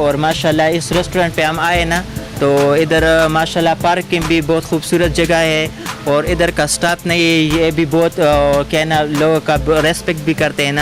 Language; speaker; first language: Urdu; non-native, local second language; Pashto